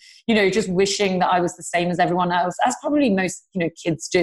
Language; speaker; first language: English; non-native, local second language; Gujarati